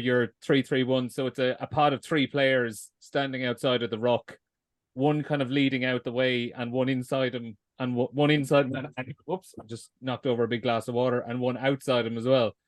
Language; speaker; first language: English; native; English